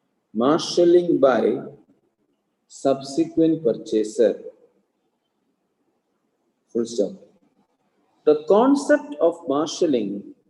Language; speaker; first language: English; non-native, local second language; Malayalam